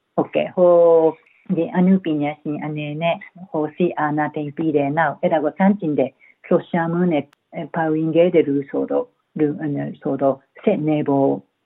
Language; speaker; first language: Burmese; non-native, fluent; Japanese